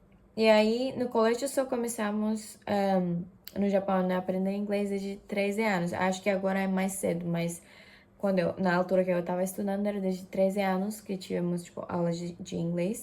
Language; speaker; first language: Portuguese; non-native, fluent; Japanese